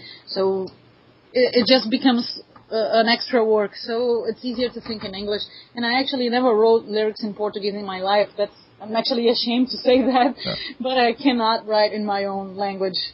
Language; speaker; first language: English; non-native, fluent; Portuguese